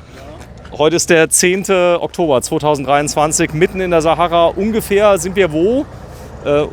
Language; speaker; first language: German; native; German